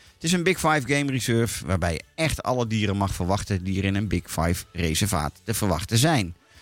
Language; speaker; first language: Dutch; native; Dutch